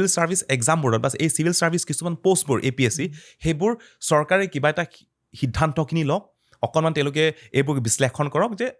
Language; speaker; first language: Assamese; non-native, local second language; Karbi